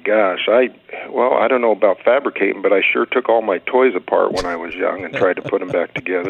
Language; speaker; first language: English; native; English